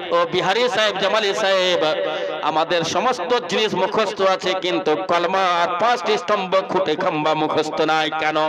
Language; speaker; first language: Bangla; non-native, local second language; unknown